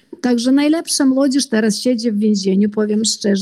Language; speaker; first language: Polish; early bilingual, heritage; Polish